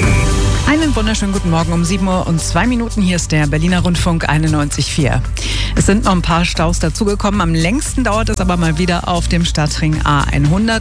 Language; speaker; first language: German; native; German